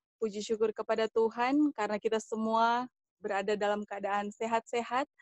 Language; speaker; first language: Indonesian; native; Indonesian